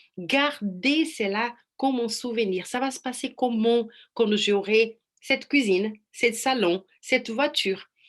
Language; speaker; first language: French; non-native, fluent; Portuguese